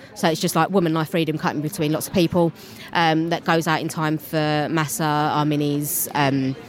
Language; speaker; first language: English; native; English